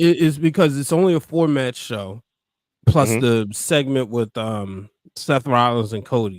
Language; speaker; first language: English; native; English